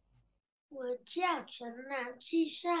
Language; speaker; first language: Chinese; non-native, learner; Vietnamese